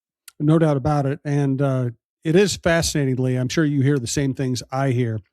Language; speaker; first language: English; native; English